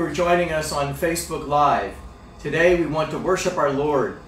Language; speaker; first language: English; native; English